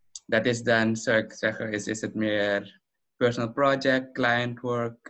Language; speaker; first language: English; non-native, fluent; Dutch